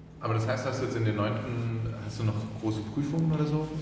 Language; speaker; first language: German; native; German